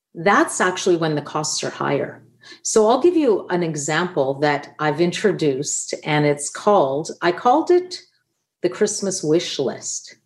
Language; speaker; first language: English; non-native, fluent; Italian